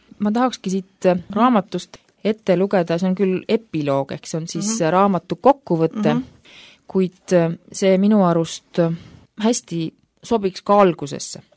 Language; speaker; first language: Estonian; native; Estonian